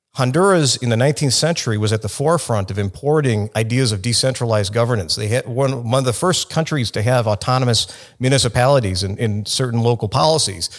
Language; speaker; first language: English; native; English